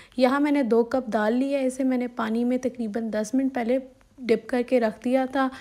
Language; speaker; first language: Urdu; non-native, local second language; Punjabi